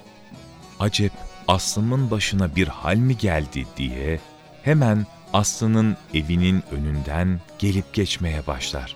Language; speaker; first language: Turkish; native; Turkish